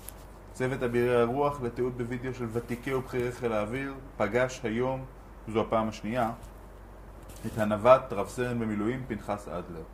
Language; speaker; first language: Hebrew; native; Hebrew